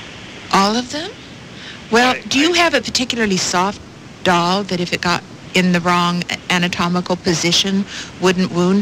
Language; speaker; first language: English; native; English